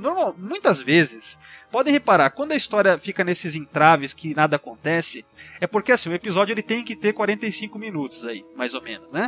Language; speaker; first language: Portuguese; native; Portuguese